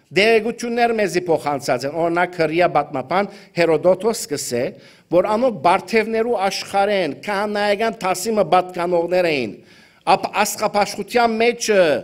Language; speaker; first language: Armenian; early bilingual, heritage; Armenian